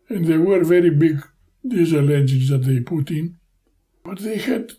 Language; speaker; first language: English; non-native, fluent; Greek